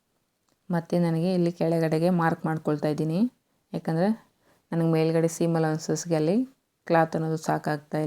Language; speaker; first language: Kannada; native; Kannada